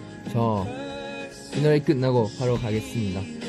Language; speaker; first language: Korean; non-native, fluent; Thai